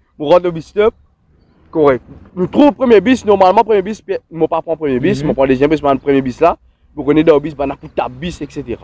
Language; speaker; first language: French; non-native, local second language; Morisyen